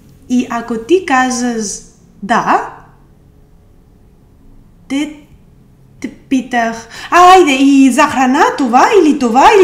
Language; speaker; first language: Bulgarian; non-native, learner; Spanish